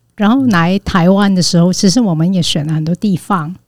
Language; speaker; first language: Chinese; non-native, fluent; Cantonese